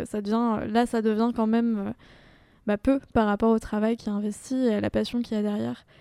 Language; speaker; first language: French; non-native, fluent; English